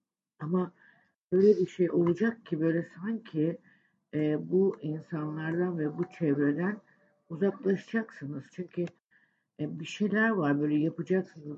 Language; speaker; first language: Turkish; native; Turkish